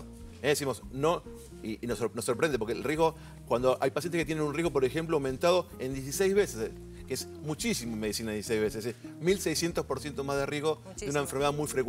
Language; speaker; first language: Spanish; native; Spanish